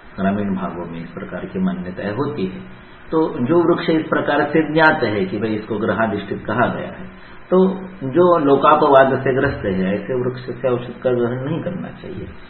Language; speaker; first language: Hindi; non-native, local second language; Marathi